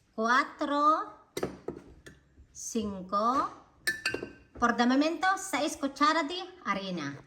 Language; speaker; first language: Spanish; non-native, fluent; Filipino